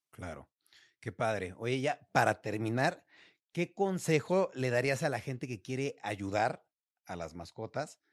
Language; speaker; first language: Spanish; native; Spanish